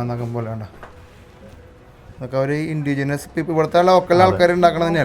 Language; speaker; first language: Malayalam; native; Malayalam